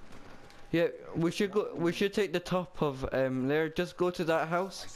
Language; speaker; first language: English; native; English